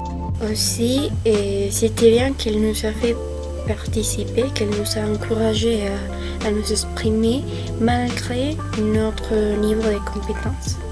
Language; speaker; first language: French; non-native, fluent; Spanish